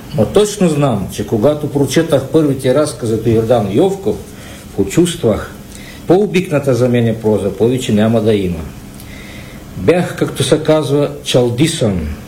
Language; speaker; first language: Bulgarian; early bilingual, heritage; Bulgarian